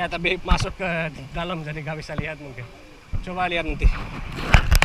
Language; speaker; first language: Indonesian; non-native, fluent; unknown